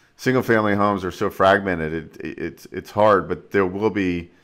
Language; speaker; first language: English; native; English